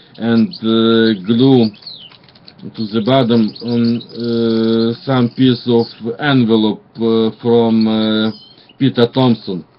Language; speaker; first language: English; non-native, learner; Russian